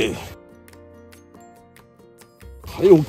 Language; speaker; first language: Japanese; non-native, learner; French